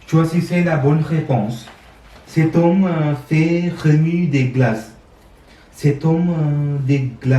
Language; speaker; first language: French; non-native, learner; Sinhala